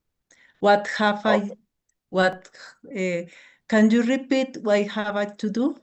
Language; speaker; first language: English; non-native, learner; Spanish